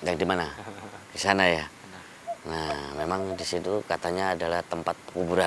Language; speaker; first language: Indonesian; native; Indonesian